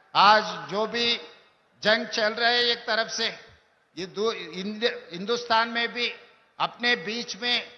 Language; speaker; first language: Hindi; non-native, local second language; Telugu